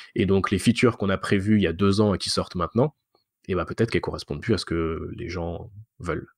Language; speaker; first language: French; native; French